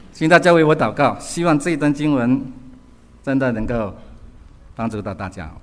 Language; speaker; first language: Chinese; early bilingual, other home language; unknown